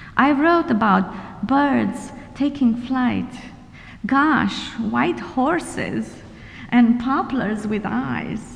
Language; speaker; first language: English; non-native, fluent; Romanian